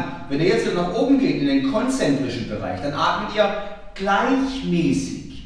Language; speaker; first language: German; native; German